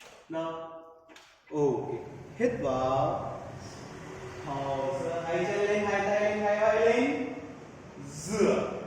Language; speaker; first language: Vietnamese; non-native, learner; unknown